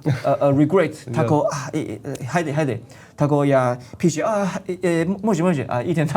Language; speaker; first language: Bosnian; non-native, learner; Chinese